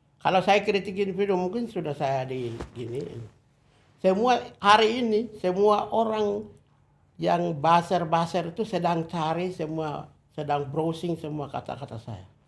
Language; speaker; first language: Indonesian; non-native, local second language; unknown